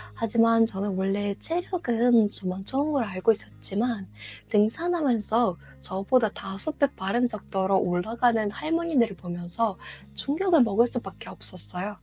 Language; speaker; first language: Korean; non-native, fluent; Russian